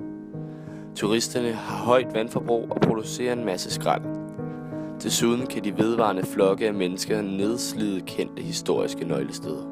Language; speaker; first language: Danish; native; Danish